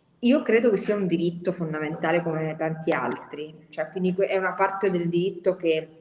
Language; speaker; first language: Italian; native; Italian